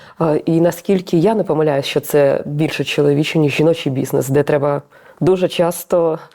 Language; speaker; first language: Ukrainian; native; Ukrainian